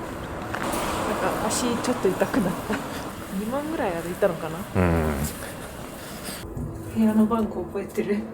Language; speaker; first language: Japanese; non-native, fluent; Estonian